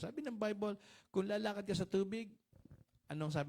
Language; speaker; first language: Filipino; native; Filipino